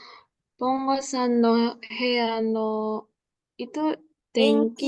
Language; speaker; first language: Japanese; non-native, learner; Indonesian